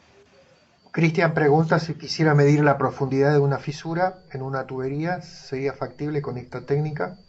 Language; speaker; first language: Spanish; native; Spanish